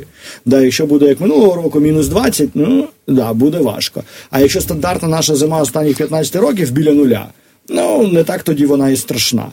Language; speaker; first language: Ukrainian; native; Ukrainian